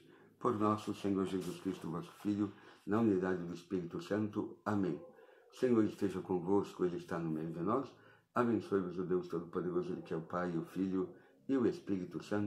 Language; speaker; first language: Portuguese; native; Portuguese